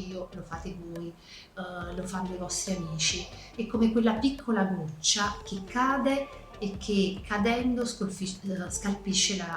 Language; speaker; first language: Italian; native; Italian